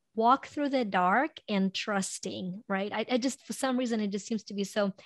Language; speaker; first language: English; non-native, fluent; Ukrainian